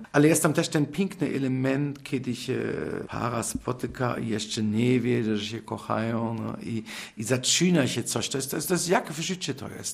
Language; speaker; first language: Polish; non-native, fluent; German